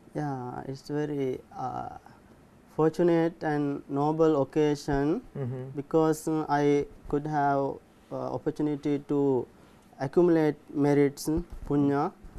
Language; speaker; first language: English; non-native, learner; Sinhala